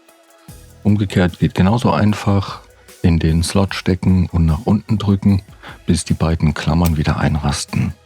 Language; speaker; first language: German; native; German